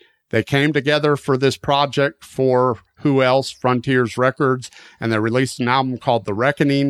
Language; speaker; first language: English; native; English